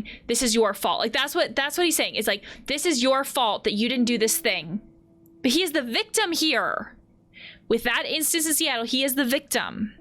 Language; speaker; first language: English; native; English